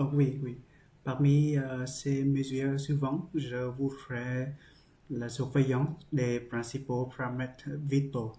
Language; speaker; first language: French; non-native, learner; Vietnamese